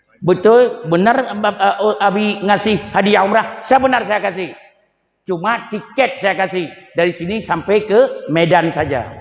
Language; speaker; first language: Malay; non-native, local second language; Achinese